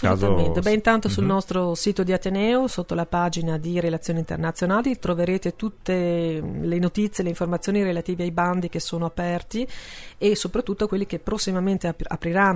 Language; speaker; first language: Italian; native; Italian